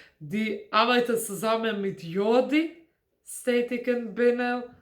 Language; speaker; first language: German; non-native, fluent; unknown